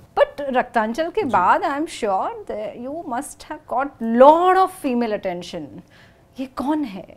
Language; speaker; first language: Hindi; non-native, local second language; Gujarati